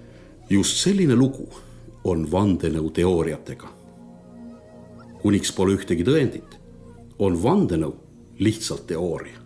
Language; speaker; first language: Estonian; native; Estonian